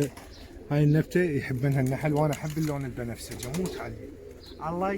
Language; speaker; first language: Arabic; native; Arabic